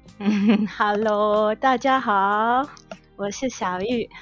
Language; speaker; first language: Chinese; non-native, learner; English